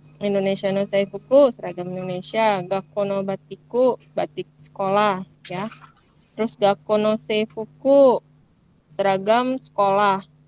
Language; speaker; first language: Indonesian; native; Indonesian